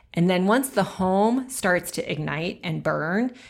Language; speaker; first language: English; native; English